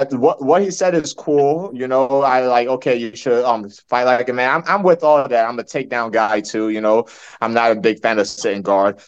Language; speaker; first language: English; early bilingual, other home language; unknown